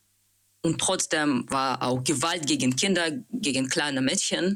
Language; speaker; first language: German; non-native, learner; Russian